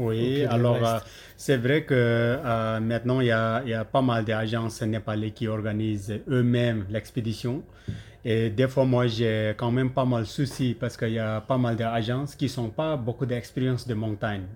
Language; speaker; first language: French; non-native, learner; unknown